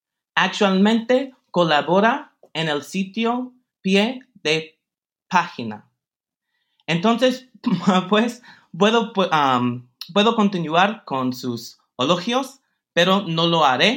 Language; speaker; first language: Spanish; non-native, fluent; English